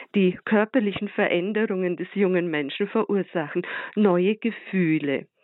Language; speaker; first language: German; native; German